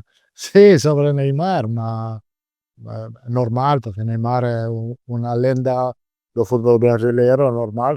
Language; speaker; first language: Spanish; non-native, fluent; Italian